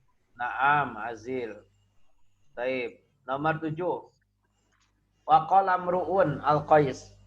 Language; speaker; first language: Arabic; non-native, fluent; Indonesian